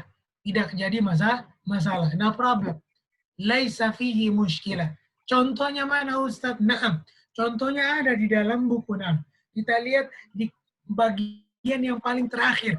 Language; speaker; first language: Indonesian; native; Indonesian